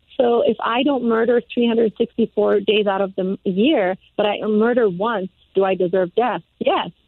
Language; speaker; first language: English; early bilingual, other home language; Persian